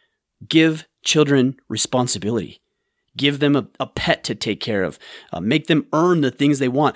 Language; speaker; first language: English; native; English